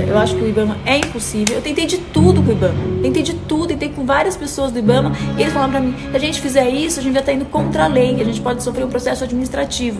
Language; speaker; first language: Portuguese; native; Portuguese